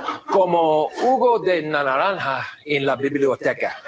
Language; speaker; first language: Spanish; non-native, learner; English